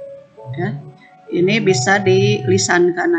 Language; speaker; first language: Indonesian; native; Indonesian